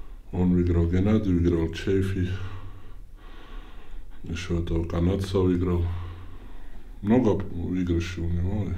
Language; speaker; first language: Russian; non-native, fluent; Georgian